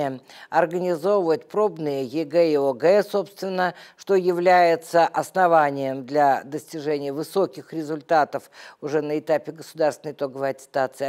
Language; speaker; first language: Russian; native; Russian